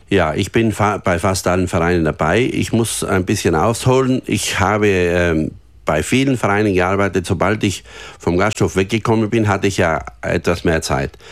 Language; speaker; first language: German; native; German